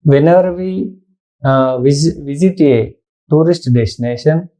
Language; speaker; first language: English; non-native, local second language; Telugu